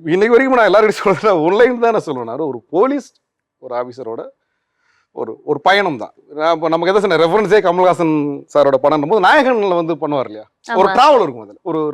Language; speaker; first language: Tamil; native; Tamil